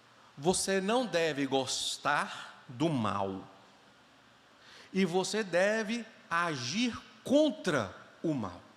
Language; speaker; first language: Portuguese; native; Portuguese